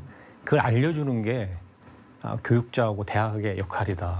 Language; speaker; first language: Korean; native; Korean